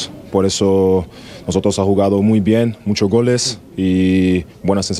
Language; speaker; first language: Spanish; non-native, learner; German